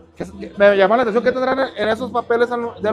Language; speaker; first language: Spanish; native; Spanish